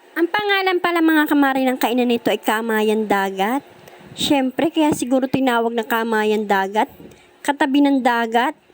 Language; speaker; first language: Filipino; native; Filipino